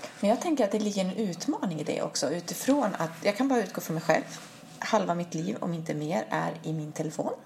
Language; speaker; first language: Swedish; native; Swedish